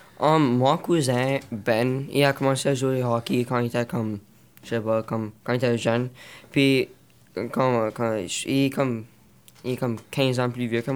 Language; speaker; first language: French; non-native, local second language; English